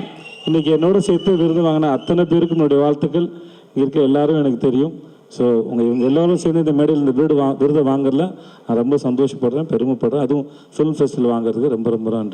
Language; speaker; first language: Tamil; native; Tamil